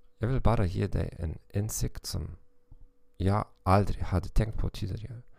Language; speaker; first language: Swedish; non-native, fluent; German